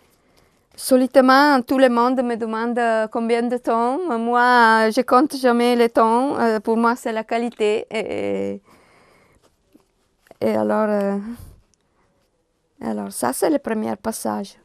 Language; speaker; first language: French; non-native, learner; Italian